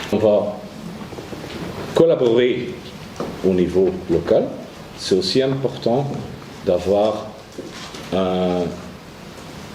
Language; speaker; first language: French; non-native, learner; Dutch